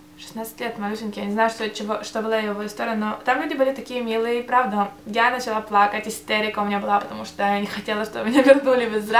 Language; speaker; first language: Russian; early bilingual, heritage; Russian